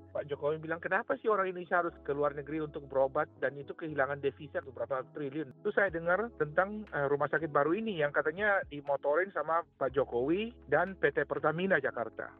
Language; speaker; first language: Indonesian; native; Indonesian